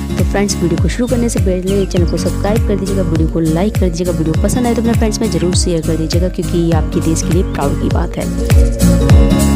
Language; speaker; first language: Hindi; native; Hindi